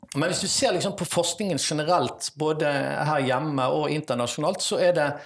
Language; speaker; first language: Norwegian; native; Norwegian